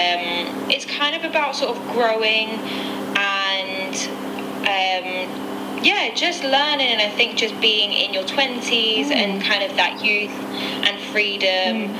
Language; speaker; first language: English; native; English